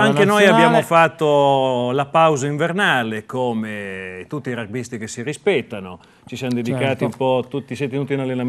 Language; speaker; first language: Italian; native; Italian